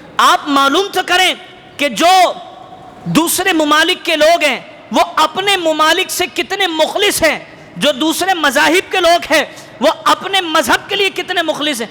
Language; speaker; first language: Urdu; native; Urdu